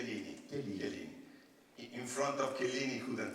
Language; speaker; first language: English; non-native, learner; Italian